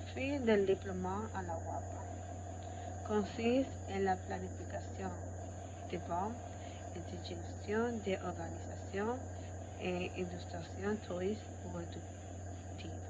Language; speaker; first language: French; non-native, learner; Spanish